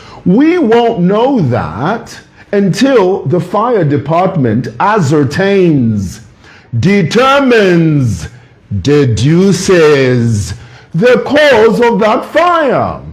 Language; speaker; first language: English; non-native, local second language; Bemba